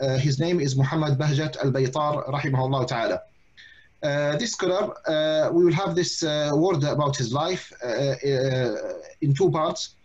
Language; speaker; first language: English; non-native, fluent; Arabic